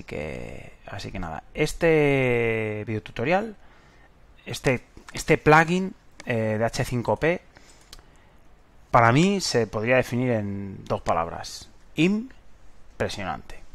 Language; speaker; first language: Spanish; native; Spanish